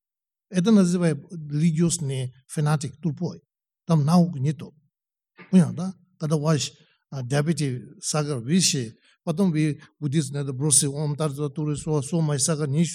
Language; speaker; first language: Russian; non-native, learner; Tibetan